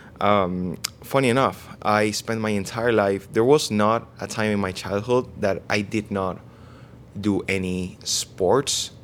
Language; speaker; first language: English; non-native, fluent; Spanish